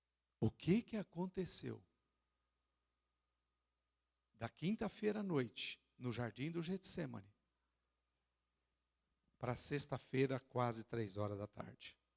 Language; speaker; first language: Portuguese; native; Portuguese